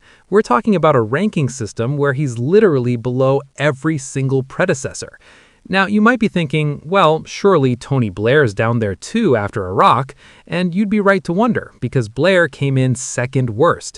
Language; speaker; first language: English; native; English